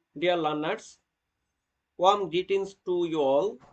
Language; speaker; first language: English; non-native, local second language; Bangla